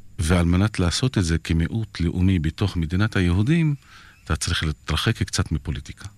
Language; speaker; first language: Hebrew; non-native, local second language; Arabic